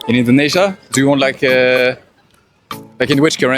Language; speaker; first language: English; non-native, fluent; French